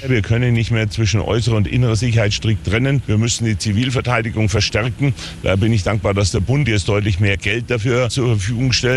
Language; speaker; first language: German; native; German